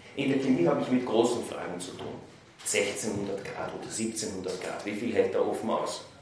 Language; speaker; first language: German; native; German